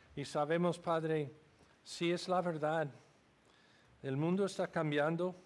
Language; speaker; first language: Spanish; non-native, learner; English